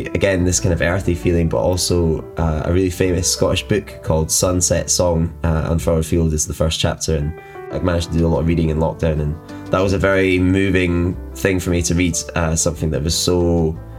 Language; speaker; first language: English; native; English